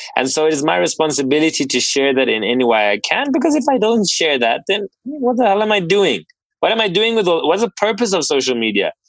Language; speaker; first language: English; native; English